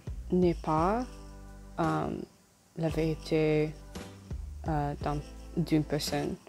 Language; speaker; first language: French; non-native, learner; English